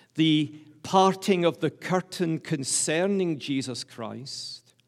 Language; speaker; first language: English; native; English